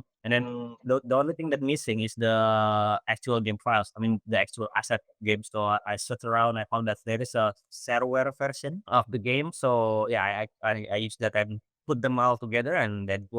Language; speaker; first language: English; non-native, fluent; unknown